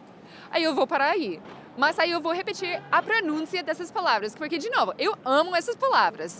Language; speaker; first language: Portuguese; non-native, fluent; English